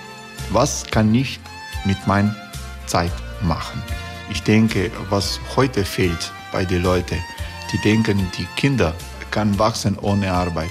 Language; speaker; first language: German; non-native, learner; Croatian